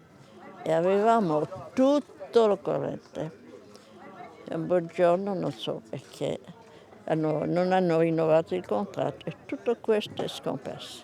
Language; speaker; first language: Italian; non-native, fluent; French